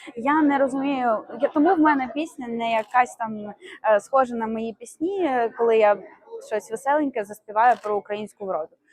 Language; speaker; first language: Ukrainian; native; Ukrainian